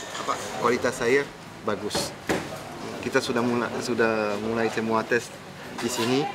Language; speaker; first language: Indonesian; non-native, fluent; French